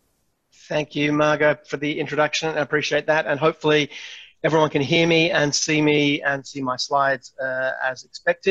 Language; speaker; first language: English; native; English